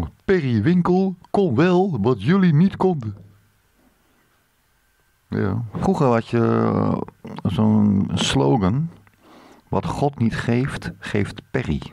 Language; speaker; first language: Dutch; native; Dutch